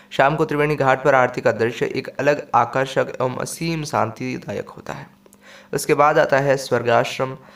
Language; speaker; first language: Hindi; native; Hindi